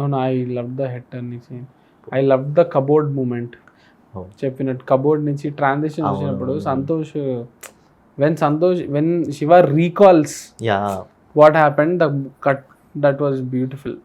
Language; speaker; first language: Telugu; native; Telugu